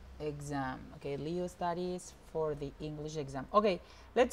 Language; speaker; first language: English; non-native, fluent; Spanish